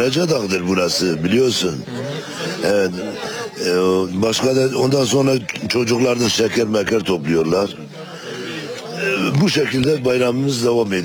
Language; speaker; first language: Turkish; non-native, local second language; Kurdish